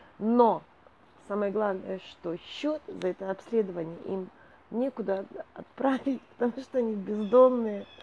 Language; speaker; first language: Russian; native; Russian